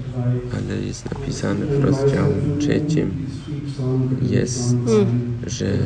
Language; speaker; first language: Polish; early bilingual, heritage; Polish